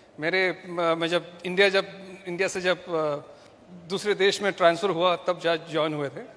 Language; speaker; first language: Hindi; non-native, local second language; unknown